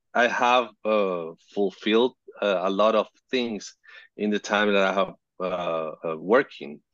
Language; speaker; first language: English; non-native, fluent; Spanish